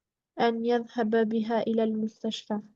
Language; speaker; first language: Arabic; non-native, learner; Albanian